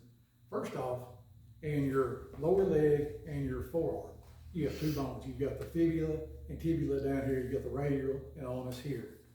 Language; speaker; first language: English; native; English